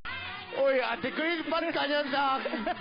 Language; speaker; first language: Filipino; non-native, learner; Korean